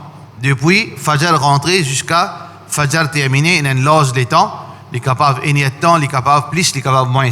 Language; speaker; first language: French; non-native, learner; Morisyen